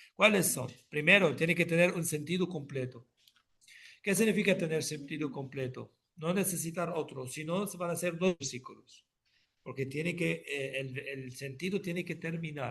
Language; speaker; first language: Spanish; non-native, fluent; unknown